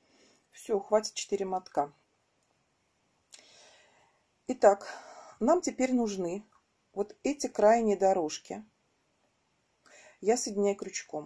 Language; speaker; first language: Russian; native; Russian